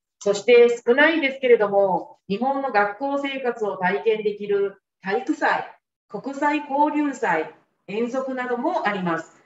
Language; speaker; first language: Japanese; native; Japanese